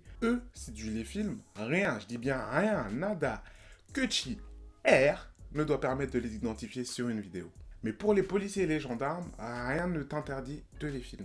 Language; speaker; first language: French; native; French